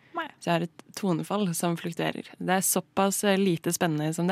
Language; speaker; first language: Norwegian; native; Norwegian